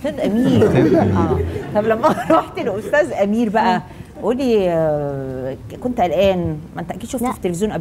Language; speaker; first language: Arabic; native; Arabic